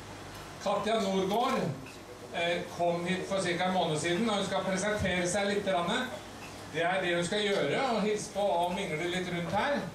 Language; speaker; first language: Norwegian; native; Norwegian